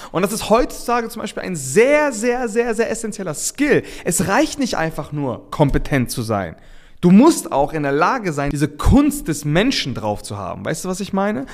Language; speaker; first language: German; early bilingual, other home language; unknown